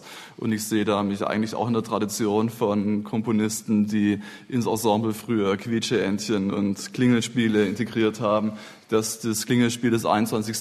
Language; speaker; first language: German; native; German